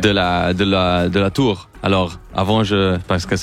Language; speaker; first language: French; non-native, learner; Spanish